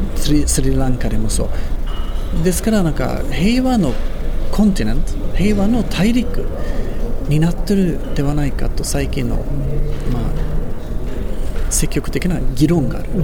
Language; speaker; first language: Japanese; non-native, fluent; Swedish